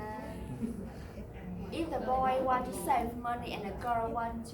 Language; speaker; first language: English; non-native, learner; Vietnamese